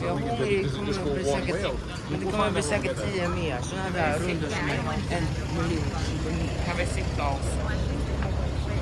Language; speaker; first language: Swedish; early bilingual, other home language; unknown